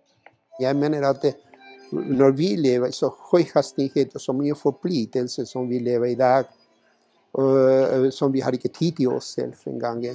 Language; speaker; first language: Norwegian; non-native, fluent; Spanish